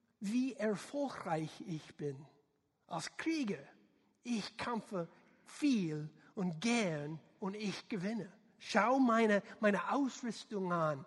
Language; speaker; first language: German; non-native, learner; English